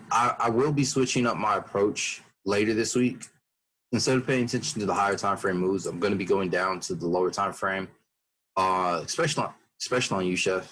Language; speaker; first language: English; native; English